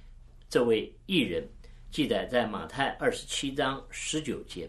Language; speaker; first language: Chinese; native; Chinese